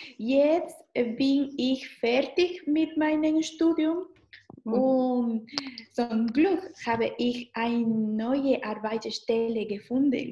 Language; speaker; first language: German; non-native, learner; Spanish